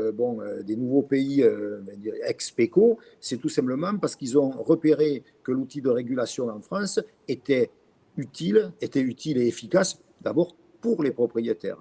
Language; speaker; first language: French; native; French